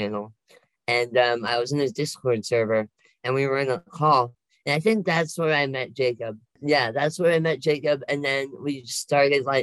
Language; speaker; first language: English; native; English